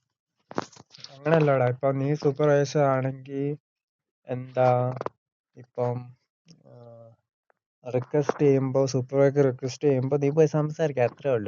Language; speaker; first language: Malayalam; early bilingual, heritage; Malayalam